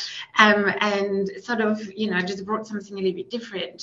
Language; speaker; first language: English; non-native, fluent; French